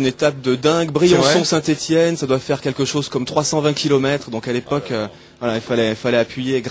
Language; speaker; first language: French; native; French